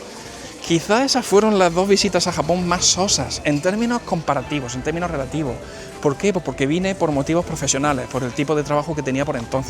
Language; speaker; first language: Spanish; native; Spanish